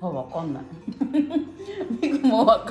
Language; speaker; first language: Japanese; native; Japanese